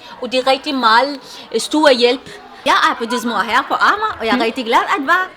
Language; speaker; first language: Danish; non-native, learner; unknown